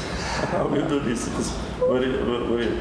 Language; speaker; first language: English; non-native, learner; Turkish